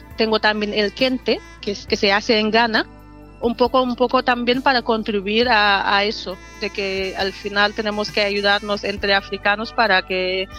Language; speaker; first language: Spanish; non-native, fluent; Wolof